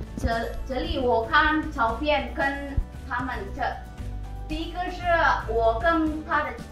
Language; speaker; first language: Chinese; non-native, learner; Indonesian